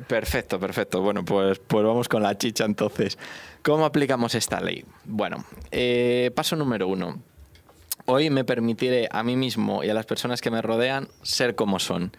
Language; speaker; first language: Spanish; native; Spanish